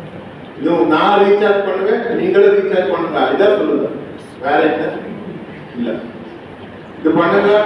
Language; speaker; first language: Tamil; non-native, learner; Kannada